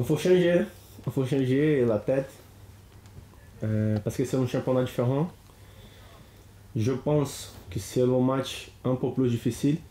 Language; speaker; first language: French; non-native, learner; Portuguese